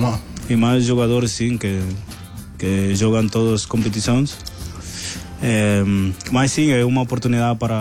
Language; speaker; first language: Portuguese; non-native, fluent; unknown